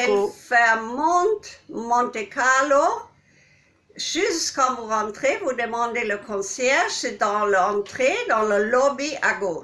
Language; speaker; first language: French; non-native, fluent; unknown